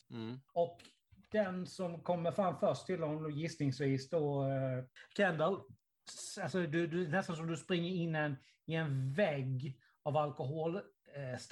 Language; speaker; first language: Swedish; native; Swedish